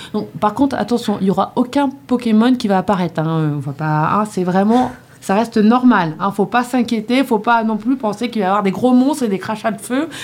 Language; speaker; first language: French; native; French